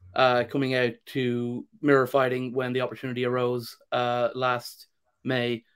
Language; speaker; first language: English; native; English